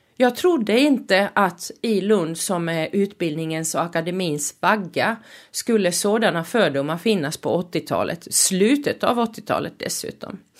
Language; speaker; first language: Swedish; non-native, local second language; Finnish